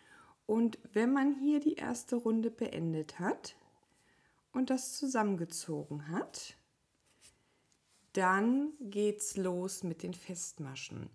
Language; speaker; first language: German; native; German